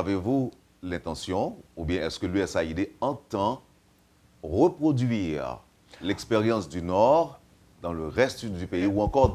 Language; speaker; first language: French; native; French